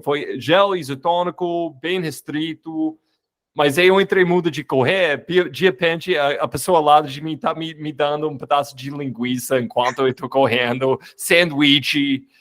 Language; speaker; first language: Portuguese; non-native, fluent; English